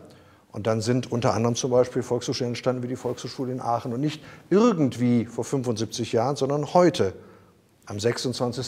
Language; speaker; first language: German; native; German